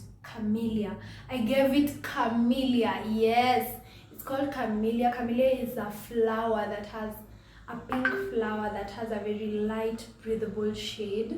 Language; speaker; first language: English; non-native, local second language; Swahili